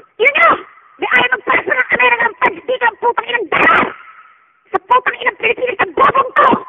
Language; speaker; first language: Filipino; native; Filipino